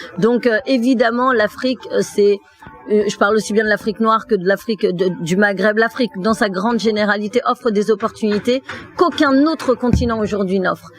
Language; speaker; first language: French; early bilingual, other home language; Fula